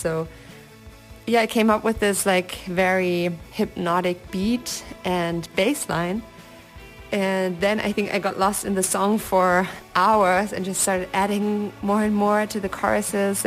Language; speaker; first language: English; non-native, fluent; German